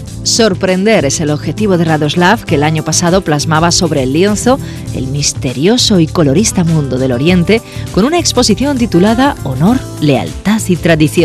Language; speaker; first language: Spanish; native; Spanish